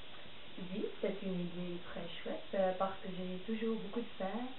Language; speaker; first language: French; non-native, learner; Dutch